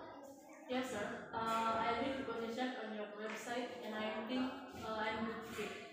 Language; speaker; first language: English; non-native, learner; Indonesian